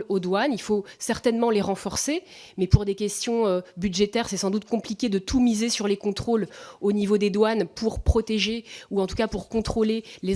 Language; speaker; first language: French; native; French